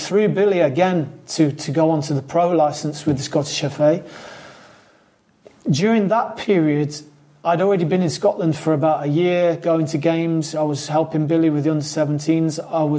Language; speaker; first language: English; native; English